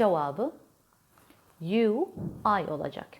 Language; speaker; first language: Turkish; non-native, learner; Arabic